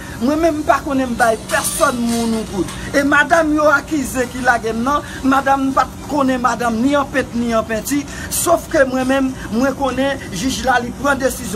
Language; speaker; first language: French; non-native, learner; Haitian Creole